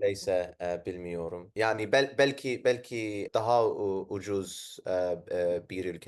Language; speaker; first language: Turkish; non-native, learner; Arabic